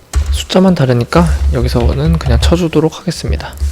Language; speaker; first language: Korean; native; Korean